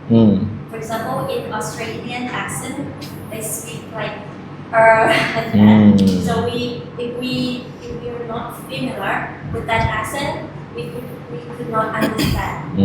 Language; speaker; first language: English; non-native, learner; Malay